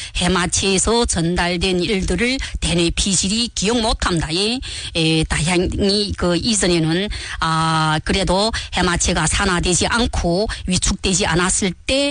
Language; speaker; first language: Korean; native; Korean